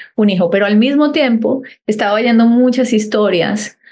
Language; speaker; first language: Spanish; native; Spanish